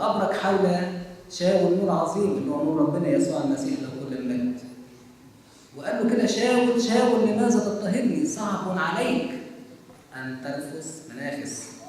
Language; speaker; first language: Arabic; native; Arabic